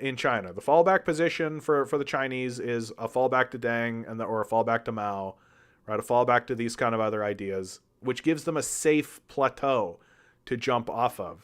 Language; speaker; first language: English; native; English